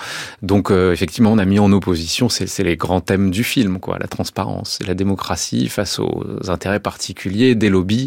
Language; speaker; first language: French; native; French